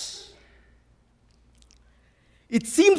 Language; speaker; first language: English; non-native, local second language; Sinhala